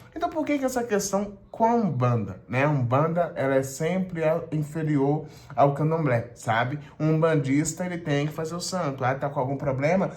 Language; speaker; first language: Portuguese; native; Portuguese